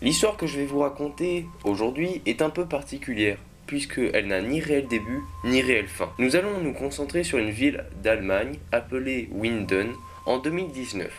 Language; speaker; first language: French; native; French